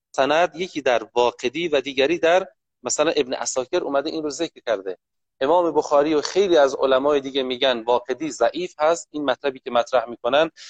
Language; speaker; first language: Persian; native; Persian